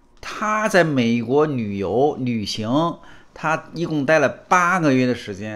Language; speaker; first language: Chinese; native; Chinese